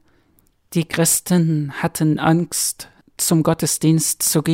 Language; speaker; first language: German; non-native, fluent; Arabic